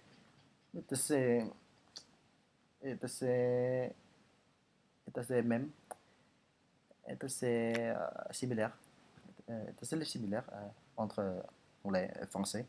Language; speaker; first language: French; non-native, learner; Indonesian